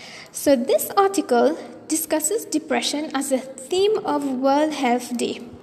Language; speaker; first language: English; non-native, local second language; Morisyen